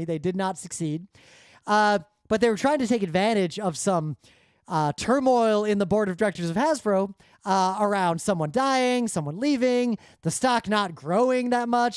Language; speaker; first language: English; native; English